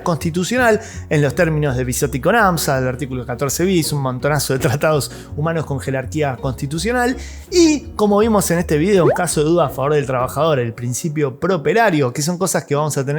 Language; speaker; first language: Spanish; native; Spanish